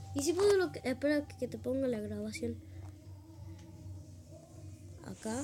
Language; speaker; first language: Spanish; native; Spanish